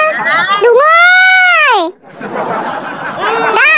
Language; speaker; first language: Vietnamese; non-native, learner; Indonesian